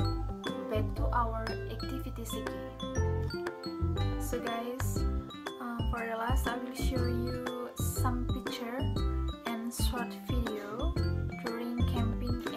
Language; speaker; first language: English; non-native, learner; Indonesian